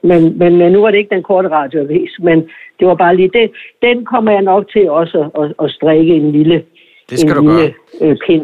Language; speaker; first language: Danish; native; Danish